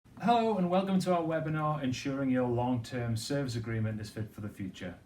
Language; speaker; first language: English; native; English